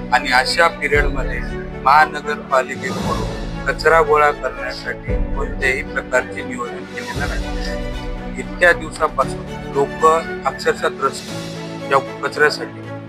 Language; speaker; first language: Marathi; native; Marathi